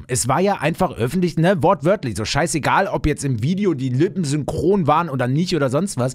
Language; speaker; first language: German; native; German